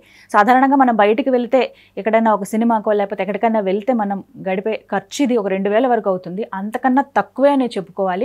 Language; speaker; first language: Telugu; native; Telugu